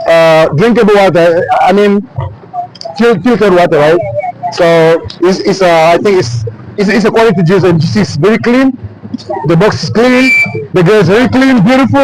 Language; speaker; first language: English; non-native, fluent; French